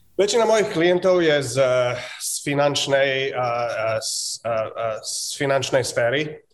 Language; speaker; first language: Slovak; native; Slovak